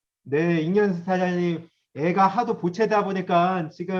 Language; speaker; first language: Korean; native; Korean